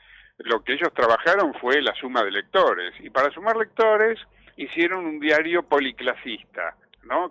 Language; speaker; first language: Spanish; native; Spanish